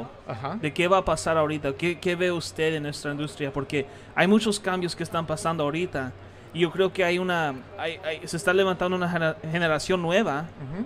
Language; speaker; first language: Spanish; early bilingual, heritage; Spanish